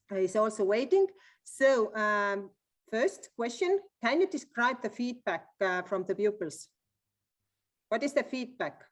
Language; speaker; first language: English; non-native, fluent; Estonian